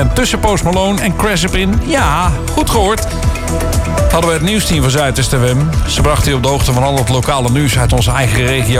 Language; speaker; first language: Dutch; native; Dutch